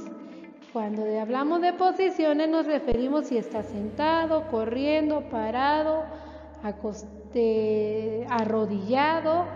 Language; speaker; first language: Spanish; non-native, local second language; Kaqchikel